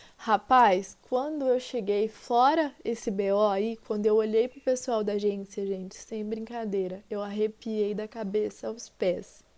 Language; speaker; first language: Portuguese; native; Portuguese